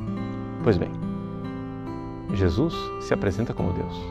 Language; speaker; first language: Portuguese; native; Portuguese